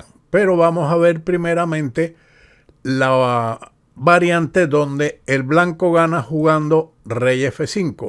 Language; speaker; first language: Spanish; native; Spanish